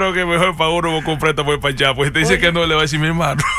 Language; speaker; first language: Spanish; native; Spanish